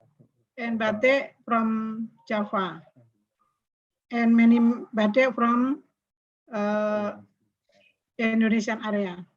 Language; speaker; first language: English; non-native, learner; Indonesian